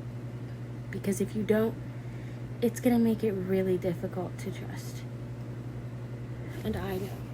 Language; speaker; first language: English; native; English